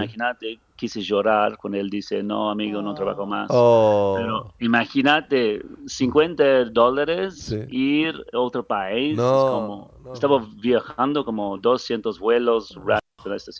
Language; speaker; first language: Spanish; non-native, learner; English